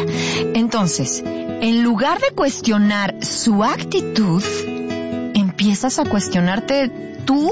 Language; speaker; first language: Spanish; native; Spanish